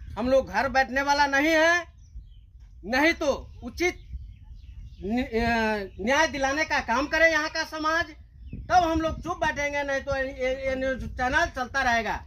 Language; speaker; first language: Hindi; native; Hindi